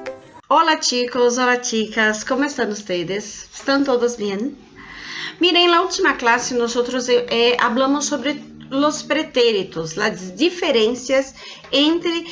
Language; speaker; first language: Spanish; non-native, fluent; Portuguese